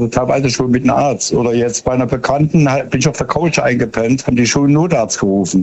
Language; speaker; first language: German; native; German